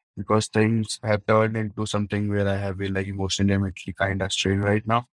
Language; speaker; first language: English; non-native, local second language; Hindi